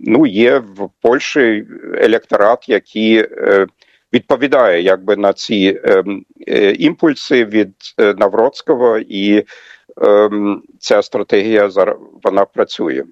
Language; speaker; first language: Ukrainian; non-native, fluent; German